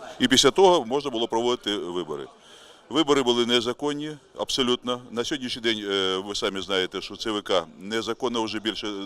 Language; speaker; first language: Ukrainian; native; Ukrainian